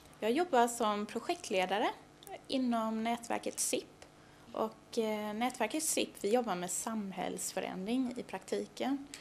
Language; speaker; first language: Swedish; native; Swedish